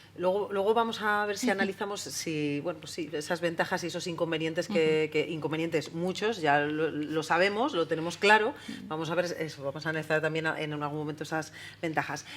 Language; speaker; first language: Spanish; native; Spanish